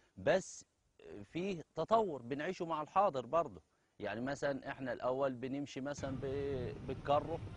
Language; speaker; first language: Egyptian Arabic; non-native, local second language; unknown